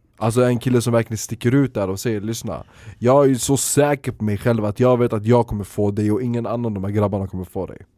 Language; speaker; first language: Swedish; early bilingual, other home language; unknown